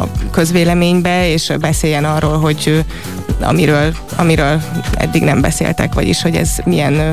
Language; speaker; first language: Hungarian; native; Hungarian